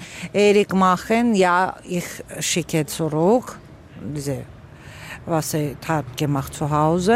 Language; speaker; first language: German; non-native, learner; Armenian